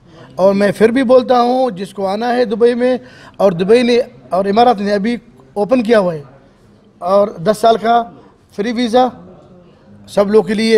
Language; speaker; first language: Hindi; non-native, fluent; Arabic